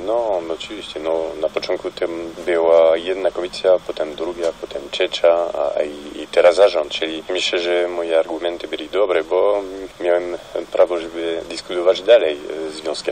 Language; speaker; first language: Polish; non-native, fluent; French